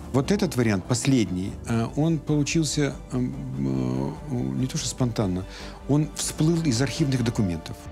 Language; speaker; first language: Russian; native; Russian